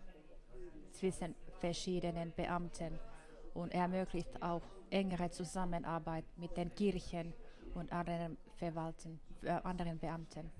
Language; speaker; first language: German; non-native, fluent; Finnish